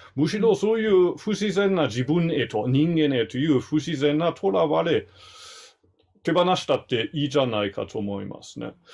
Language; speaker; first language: Japanese; non-native, fluent; German